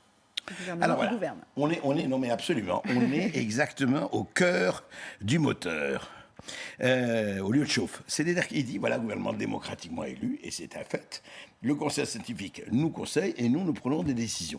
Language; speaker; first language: French; native; French